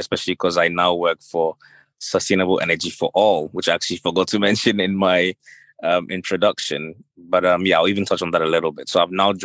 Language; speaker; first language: English; non-native, local second language; Akan